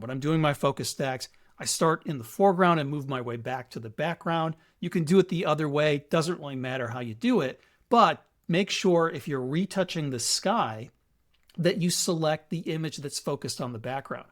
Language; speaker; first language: English; native; English